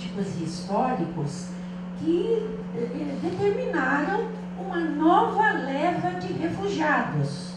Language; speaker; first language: Portuguese; native; Portuguese